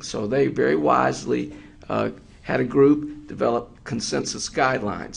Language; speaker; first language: English; native; English